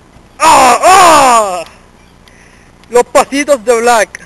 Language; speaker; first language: Spanish; native; Spanish